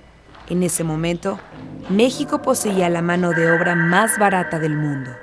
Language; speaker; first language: Spanish; native; Spanish